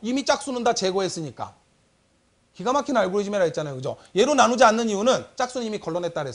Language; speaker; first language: Korean; native; Korean